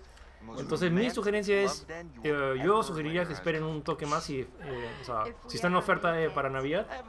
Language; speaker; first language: Spanish; native; Spanish